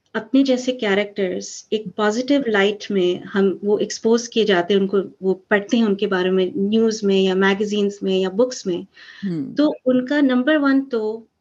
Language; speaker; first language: Urdu; early bilingual, heritage; Urdu